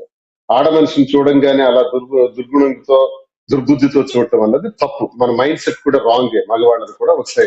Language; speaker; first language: Telugu; native; Telugu